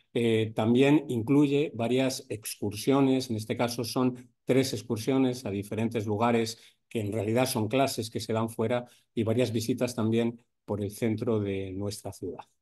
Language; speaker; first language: Spanish; native; Spanish